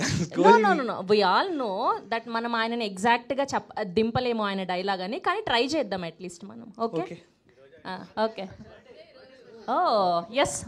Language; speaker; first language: Telugu; native; Telugu